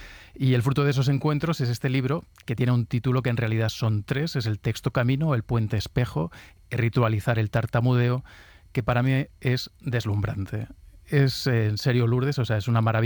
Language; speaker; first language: Spanish; native; Spanish